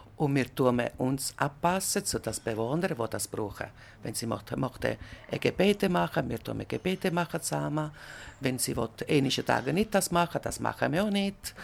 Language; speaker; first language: German; non-native, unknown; Italian